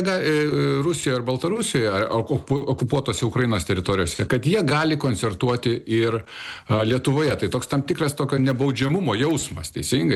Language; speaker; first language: Lithuanian; native; Lithuanian